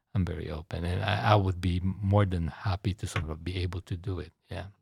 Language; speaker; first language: English; non-native, local second language; Filipino